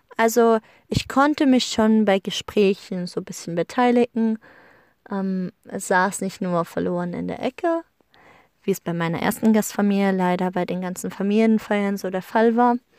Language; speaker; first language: German; native; German